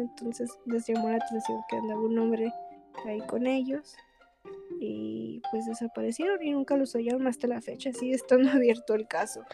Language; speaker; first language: Spanish; native; Spanish